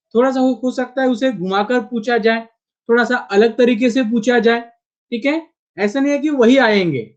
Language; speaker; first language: Hindi; non-native, local second language; Marathi